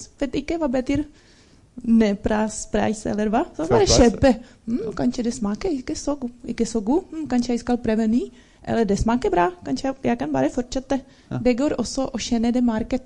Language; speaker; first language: Norwegian; non-native, learner; Czech